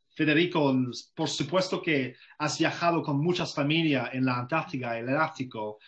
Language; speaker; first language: Spanish; non-native, fluent; English